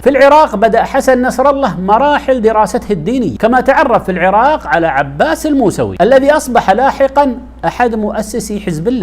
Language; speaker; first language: Arabic; native; Arabic